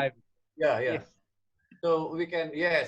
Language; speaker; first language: English; non-native, learner; Indonesian